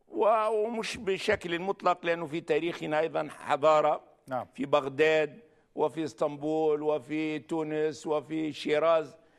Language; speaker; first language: Arabic; native; Arabic